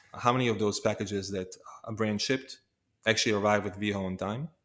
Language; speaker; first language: English; non-native, fluent; Hebrew